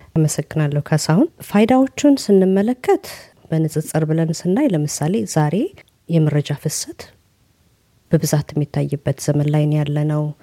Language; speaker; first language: Amharic; native; Amharic